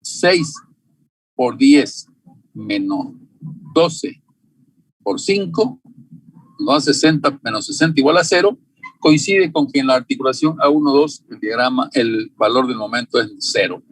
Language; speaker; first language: Spanish; native; Spanish